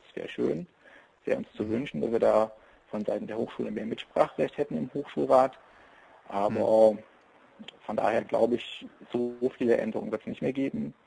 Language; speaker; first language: German; native; German